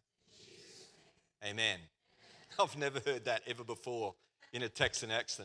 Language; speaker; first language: English; native; English